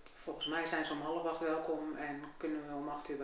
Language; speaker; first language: Dutch; native; Dutch